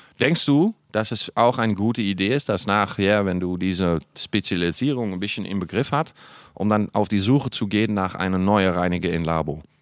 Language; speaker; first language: German; non-native, fluent; Dutch